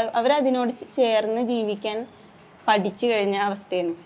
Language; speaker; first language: Malayalam; native; Malayalam